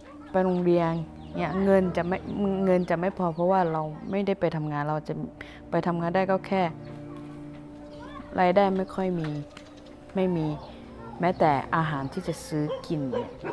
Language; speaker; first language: Thai; non-native, local second language; Akha